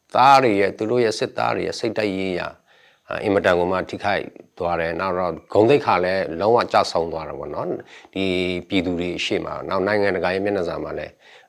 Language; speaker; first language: Burmese; non-native, local second language; S'gaw Karen